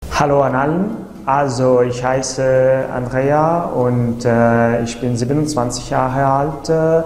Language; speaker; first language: German; non-native, fluent; Italian